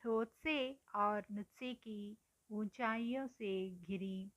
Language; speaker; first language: Hindi; non-native, local second language; Telugu